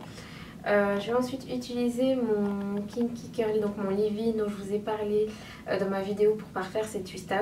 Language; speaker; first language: French; native; French